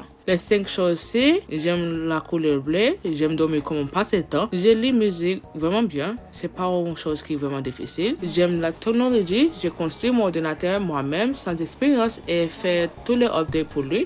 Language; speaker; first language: French; non-native, learner; English